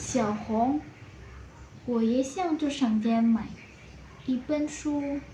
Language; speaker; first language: Chinese; non-native, learner; Indonesian